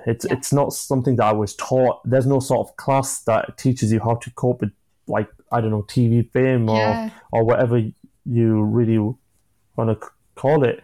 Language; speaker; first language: English; native; English